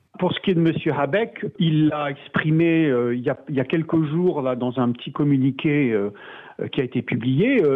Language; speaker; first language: French; native; French